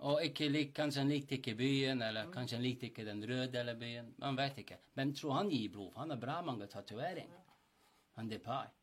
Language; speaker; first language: Norwegian; non-native, fluent; English